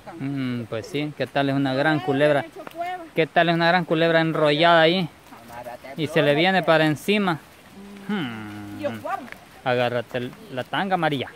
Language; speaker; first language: Spanish; native; Spanish